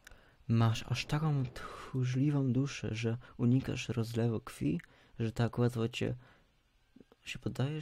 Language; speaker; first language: Polish; early bilingual, heritage; Polish